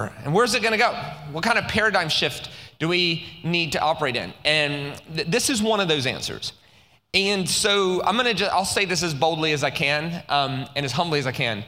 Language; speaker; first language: English; native; English